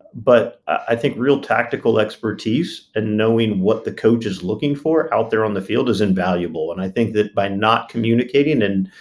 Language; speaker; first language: English; native; English